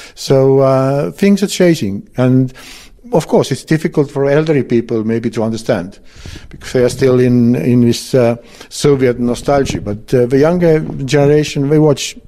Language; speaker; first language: English; non-native, fluent; Estonian